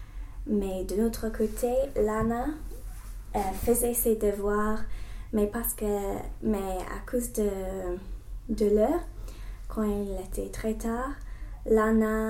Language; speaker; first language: French; non-native, learner; English